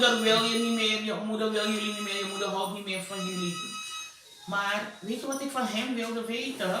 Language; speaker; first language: Dutch; non-native, fluent; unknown